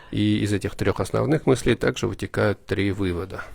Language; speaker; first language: Russian; native; Russian